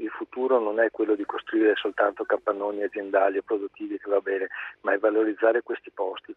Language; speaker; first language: Italian; native; Italian